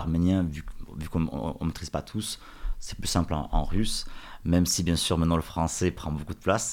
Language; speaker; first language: French; early bilingual, other home language; Russian